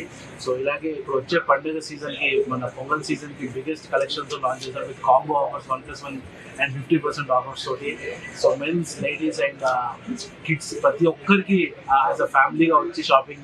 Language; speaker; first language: Telugu; native; Telugu